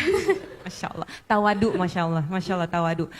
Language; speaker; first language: Indonesian; native; Indonesian